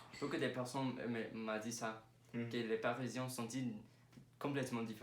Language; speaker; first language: French; non-native, learner; English